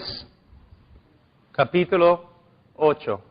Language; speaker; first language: Spanish; non-native, fluent; English